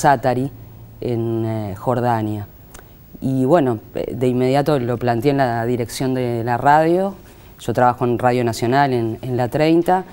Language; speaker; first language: Spanish; native; Spanish